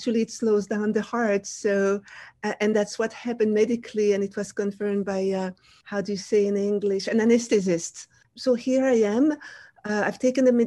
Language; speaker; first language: English; non-native, fluent; French